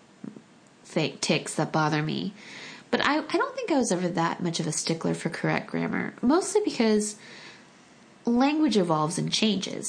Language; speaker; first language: English; early bilingual, other home language; Korean